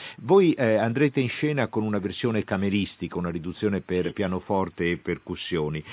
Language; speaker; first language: Italian; native; Italian